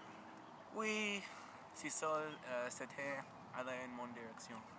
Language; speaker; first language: French; non-native, learner; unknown